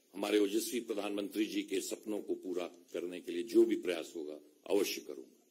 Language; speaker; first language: Hindi; native; Hindi